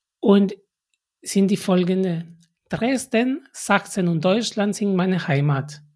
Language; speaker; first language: German; non-native, fluent; Spanish